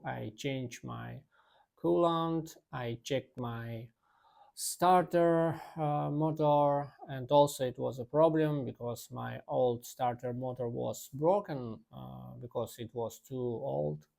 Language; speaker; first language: English; non-native, learner; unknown